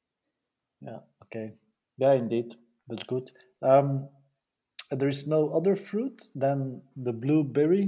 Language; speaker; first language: English; non-native, learner; Dutch